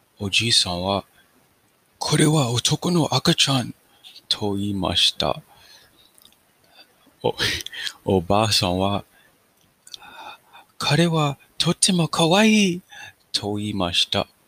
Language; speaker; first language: Japanese; non-native, learner; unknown